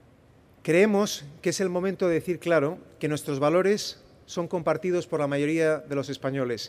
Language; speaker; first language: Spanish; native; Spanish